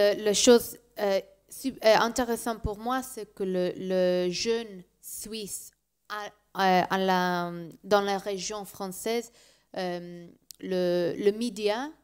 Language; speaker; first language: French; non-native, learner; Spanish